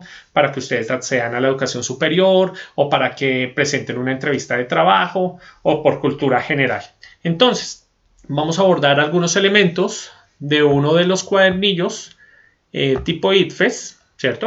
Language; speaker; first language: Spanish; native; Spanish